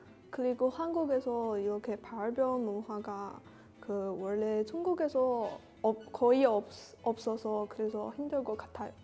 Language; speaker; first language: Korean; non-native, learner; Chinese